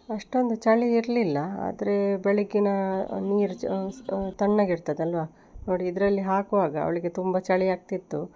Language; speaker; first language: Kannada; non-native, local second language; Tulu